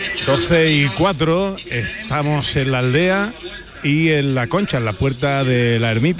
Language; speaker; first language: Spanish; native; Spanish